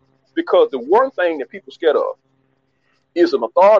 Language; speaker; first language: English; native; English